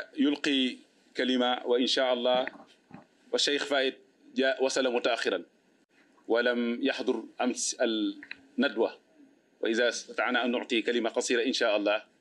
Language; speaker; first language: Arabic; non-native, fluent; Wolof